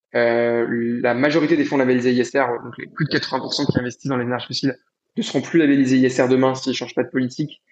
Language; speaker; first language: French; native; French